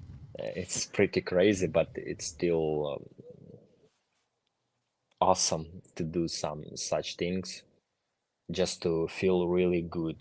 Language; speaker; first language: English; non-native, fluent; Ukrainian